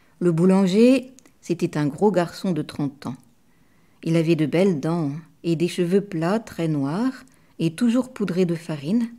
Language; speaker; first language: French; native; French